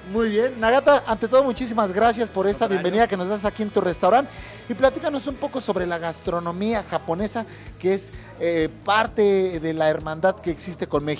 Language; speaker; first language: Spanish; native; Spanish